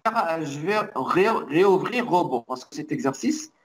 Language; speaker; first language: French; non-native, local second language; Arabic